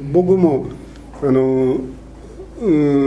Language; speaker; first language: Japanese; native; Japanese